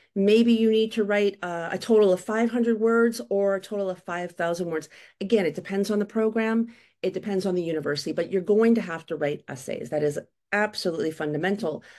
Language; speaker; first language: English; native; English